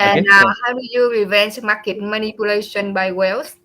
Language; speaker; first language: English; non-native, learner; Vietnamese